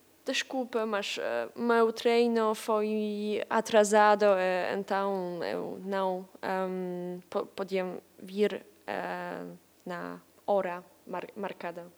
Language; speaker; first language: Portuguese; non-native, learner; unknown